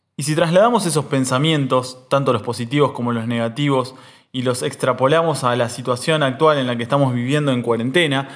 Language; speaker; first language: Spanish; native; Spanish